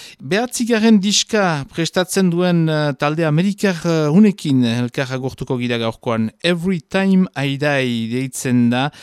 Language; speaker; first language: Basque; native; Basque